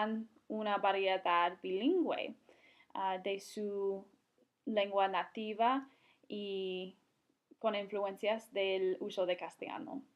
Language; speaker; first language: Spanish; non-native, fluent; English